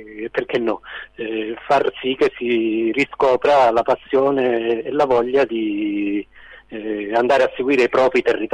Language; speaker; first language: Italian; native; Italian